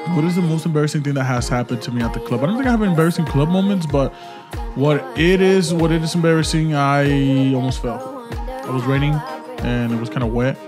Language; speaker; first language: English; early bilingual, other home language; Spanish